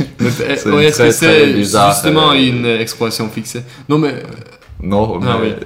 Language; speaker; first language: French; non-native, learner; Swedish